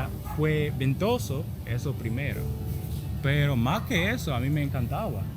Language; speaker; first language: Spanish; non-native, learner; English